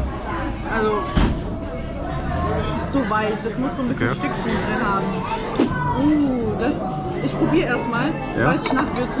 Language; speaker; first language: German; early bilingual, other home language; Arabic